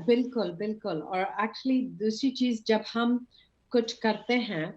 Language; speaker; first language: Hindi; early bilingual, heritage; English